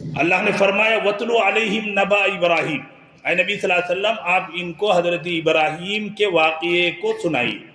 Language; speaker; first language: Urdu; native; Urdu